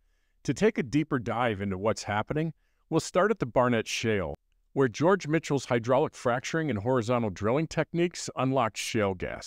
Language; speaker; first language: English; native; English